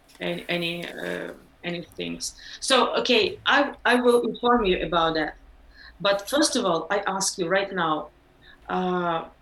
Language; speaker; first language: English; non-native, learner; Ukrainian